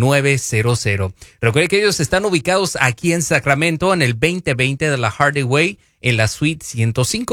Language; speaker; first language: Spanish; native; Spanish